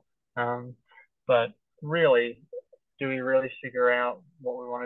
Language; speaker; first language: English; native; English